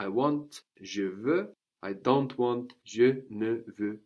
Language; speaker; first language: French; non-native, fluent; English